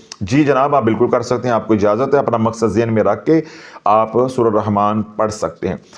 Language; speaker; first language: Urdu; non-native, local second language; Punjabi